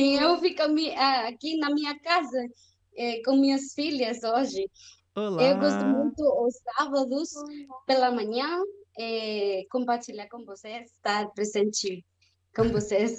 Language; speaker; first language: Portuguese; non-native, learner; Spanish